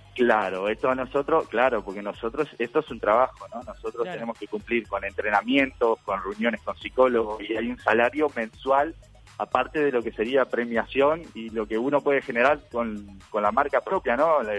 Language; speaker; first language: Spanish; native; Spanish